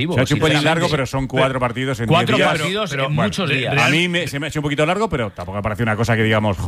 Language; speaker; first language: Spanish; native; Spanish